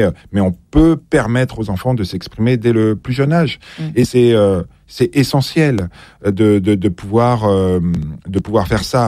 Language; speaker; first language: French; native; French